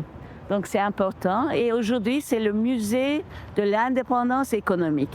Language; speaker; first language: French; non-native, fluent; Turkish